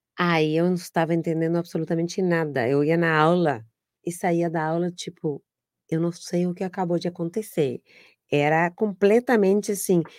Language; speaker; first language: Portuguese; non-native, fluent; Spanish